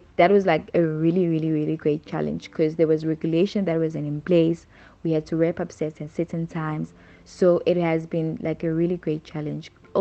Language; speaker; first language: English; non-native, local second language; Zulu